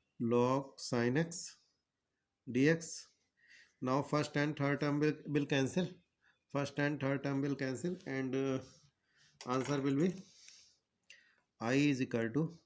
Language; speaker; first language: English; non-native, local second language; Hindi